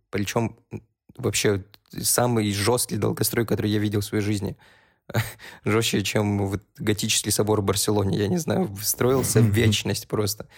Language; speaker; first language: Russian; native; Russian